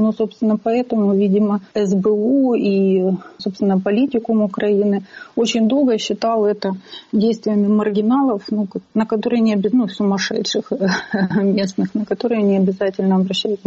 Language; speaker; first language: Russian; native; Russian